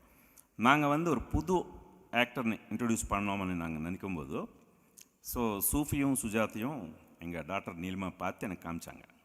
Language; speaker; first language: Tamil; non-native, local second language; Telugu